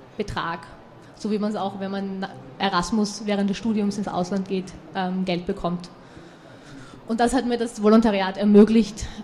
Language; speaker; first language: German; native; German